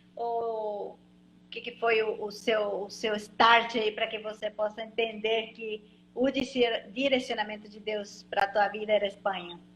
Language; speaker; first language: Portuguese; native; Portuguese